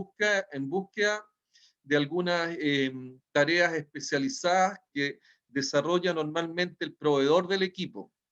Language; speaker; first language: Spanish; native; Spanish